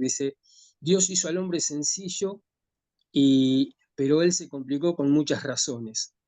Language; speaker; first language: Spanish; native; Spanish